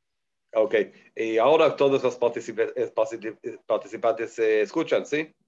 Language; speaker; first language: Spanish; non-native, learner; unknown